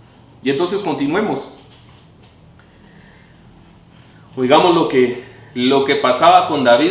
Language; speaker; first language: Spanish; native; Spanish